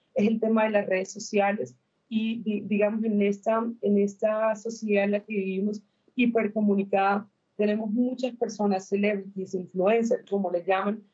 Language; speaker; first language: Spanish; native; Spanish